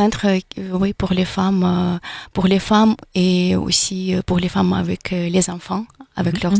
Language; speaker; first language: French; non-native, fluent; Ukrainian